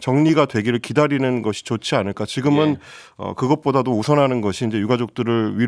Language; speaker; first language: Korean; native; Korean